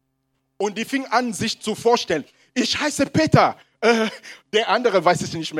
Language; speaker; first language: German; non-native, fluent; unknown